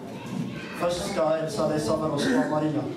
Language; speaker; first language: Swedish; non-native, fluent; Amharic